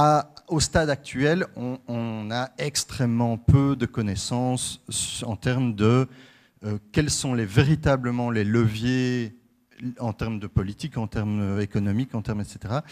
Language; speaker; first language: French; native; French